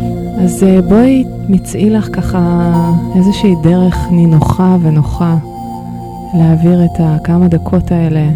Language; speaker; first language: Hebrew; native; Hebrew